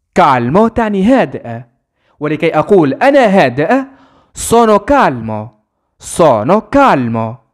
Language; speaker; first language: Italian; non-native, fluent; Arabic